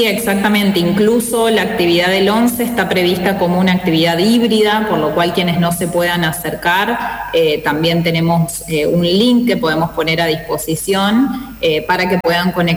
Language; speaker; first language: Spanish; native; Spanish